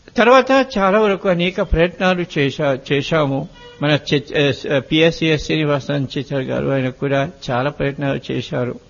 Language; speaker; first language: Telugu; non-native, fluent; Morisyen